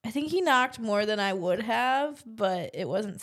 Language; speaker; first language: English; native; English